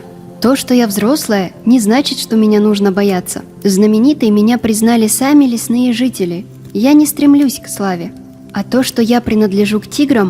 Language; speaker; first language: Russian; native; Russian